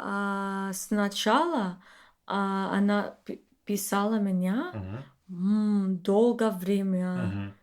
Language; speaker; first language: Russian; non-native, learner; English